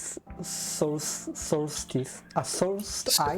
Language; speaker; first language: English; non-native, learner; Japanese